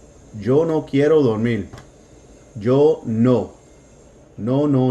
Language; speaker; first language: Spanish; non-native, fluent; English